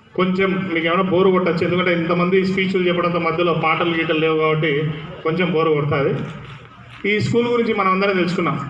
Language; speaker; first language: Telugu; native; Telugu